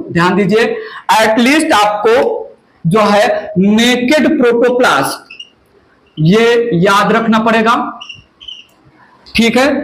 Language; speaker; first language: Hindi; native; Hindi